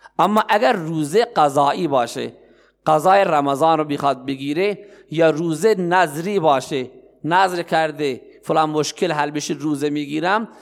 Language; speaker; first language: Persian; non-native, local second language; Baluchi